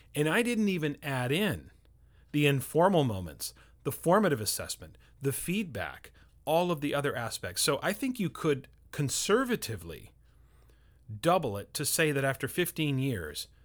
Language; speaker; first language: English; native; English